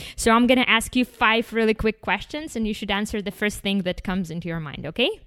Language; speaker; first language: English; non-native, fluent; Ukrainian